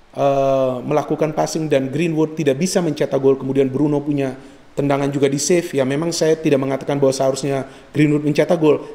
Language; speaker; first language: Indonesian; native; Indonesian